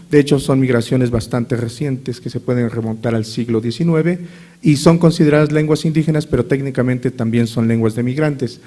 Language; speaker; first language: Spanish; native; Spanish